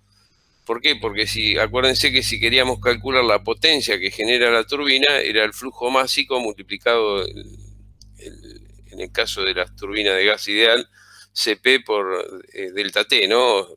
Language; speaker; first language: Spanish; native; Spanish